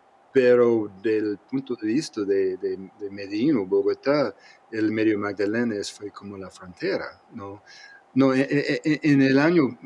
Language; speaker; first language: Spanish; non-native, fluent; English